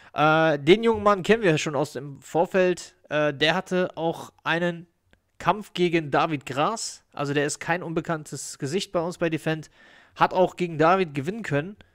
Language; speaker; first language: German; native; German